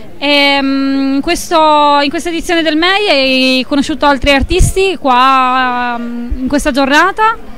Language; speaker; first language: Italian; native; Italian